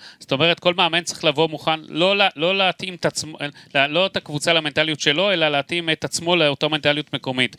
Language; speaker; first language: Hebrew; native; Hebrew